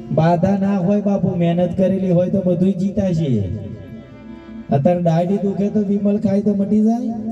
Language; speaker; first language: Gujarati; native; Gujarati